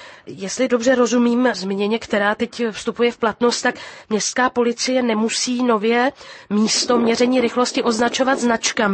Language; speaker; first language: Czech; native; Czech